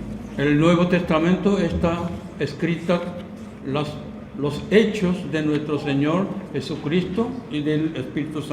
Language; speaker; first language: Spanish; non-native, fluent; Korean